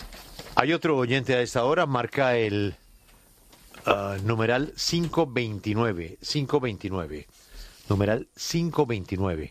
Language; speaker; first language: Spanish; native; Spanish